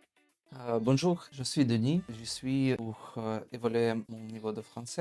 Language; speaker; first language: French; non-native, learner; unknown